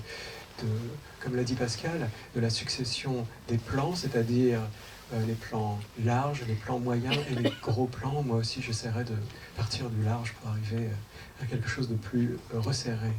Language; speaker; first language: French; native; French